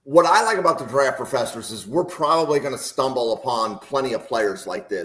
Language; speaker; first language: English; native; English